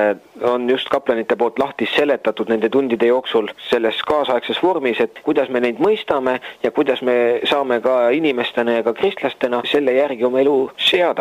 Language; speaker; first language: Estonian; native; Estonian